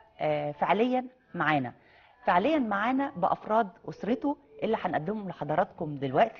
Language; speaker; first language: Arabic; native; Arabic